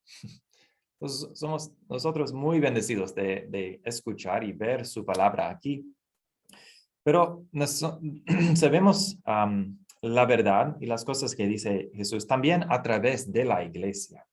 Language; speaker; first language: Spanish; non-native, fluent; English